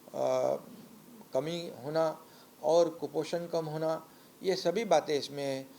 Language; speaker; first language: Hindi; non-native, local second language; Marathi